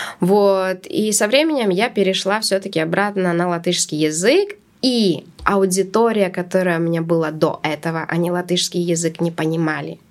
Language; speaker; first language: Russian; non-native, local second language; Latvian